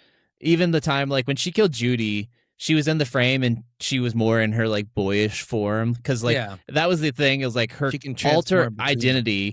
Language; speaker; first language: English; native; English